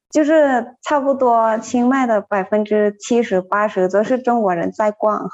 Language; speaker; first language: Chinese; non-native, fluent; Thai